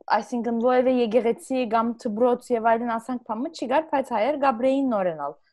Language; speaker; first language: Armenian; early bilingual, heritage; Armenian